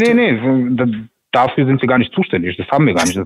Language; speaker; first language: German; native; German